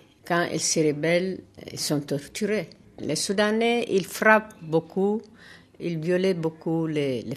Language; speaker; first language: French; non-native, learner; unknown